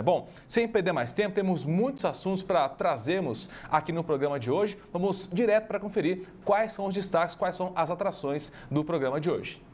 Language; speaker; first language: Portuguese; native; Portuguese